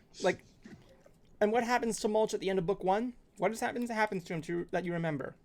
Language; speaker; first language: English; native; English